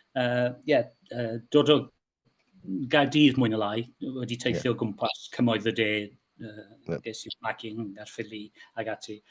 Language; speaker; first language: Welsh; non-native, local second language; English